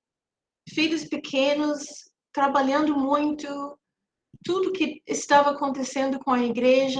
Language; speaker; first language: Portuguese; non-native, fluent; English